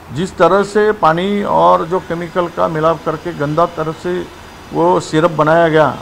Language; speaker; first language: Hindi; non-native, local second language; Marathi